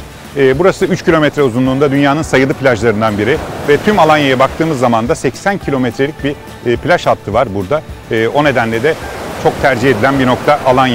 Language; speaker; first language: Turkish; native; Turkish